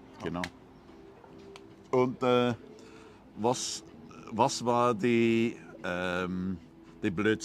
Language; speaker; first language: German; non-native, learner; English